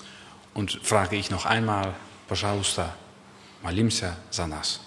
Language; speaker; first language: German; non-native, learner; Dutch